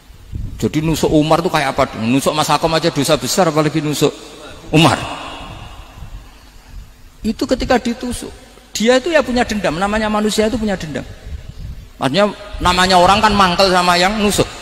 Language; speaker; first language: Indonesian; non-native, local second language; Javanese